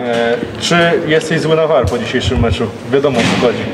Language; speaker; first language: Polish; native; Polish